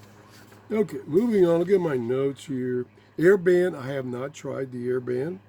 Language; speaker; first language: English; native; English